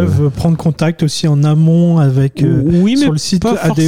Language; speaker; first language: French; native; French